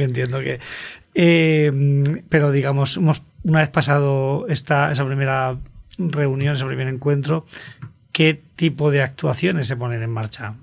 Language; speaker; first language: Spanish; native; Spanish